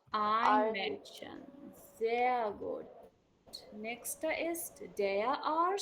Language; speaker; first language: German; non-native, learner; Urdu